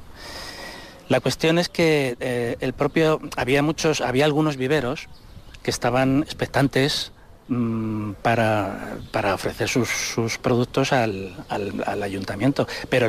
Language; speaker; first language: Spanish; native; Spanish